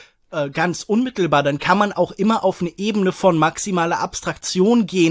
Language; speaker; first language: German; native; German